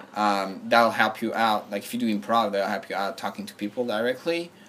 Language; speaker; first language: English; non-native, fluent; French